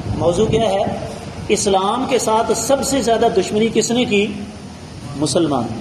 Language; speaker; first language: Urdu; non-native, local second language; Punjabi